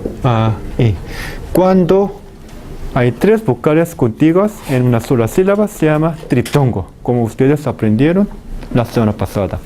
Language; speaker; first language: Spanish; non-native, fluent; Korean